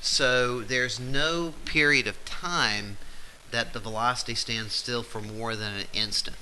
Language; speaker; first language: English; native; English